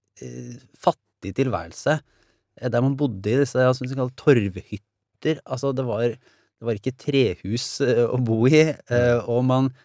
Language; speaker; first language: Norwegian; native; Norwegian